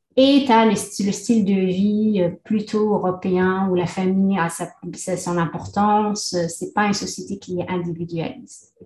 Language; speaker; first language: French; non-native, local second language; Arabic